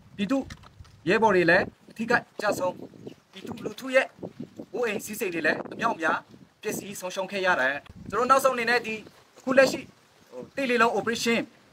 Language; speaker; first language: Burmese; non-native, local second language; Western Kayah